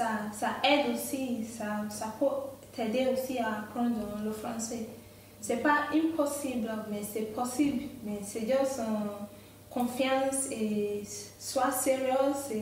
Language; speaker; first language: French; non-native, fluent; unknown